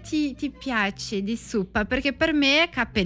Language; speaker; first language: Italian; non-native, learner; Portuguese